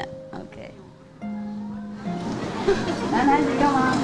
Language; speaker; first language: Chinese; non-native, fluent; Vietnamese